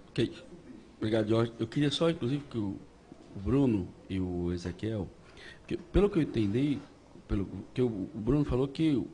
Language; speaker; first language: Portuguese; native; Portuguese